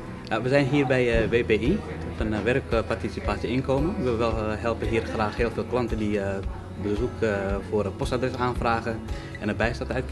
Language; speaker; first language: Dutch; non-native, fluent; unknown